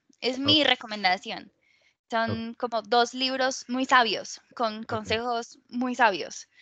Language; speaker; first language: Spanish; native; Spanish